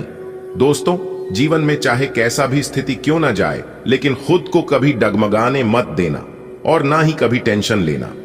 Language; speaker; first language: Hindi; native; Hindi